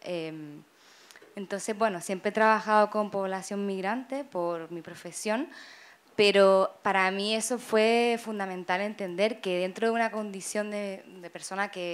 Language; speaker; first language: Spanish; native; Spanish